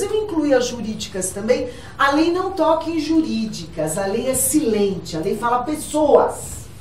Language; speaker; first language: Portuguese; native; Portuguese